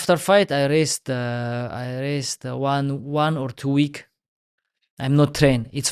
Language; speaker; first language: English; non-native, learner; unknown